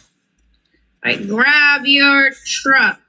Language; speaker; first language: English; native; English